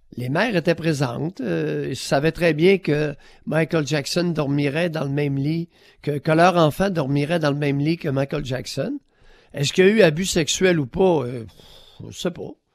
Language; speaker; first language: French; native; French